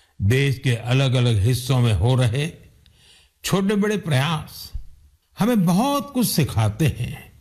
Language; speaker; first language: Hindi; non-native, local second language; Gujarati